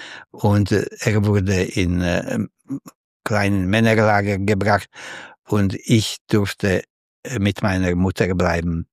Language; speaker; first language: German; non-native, fluent; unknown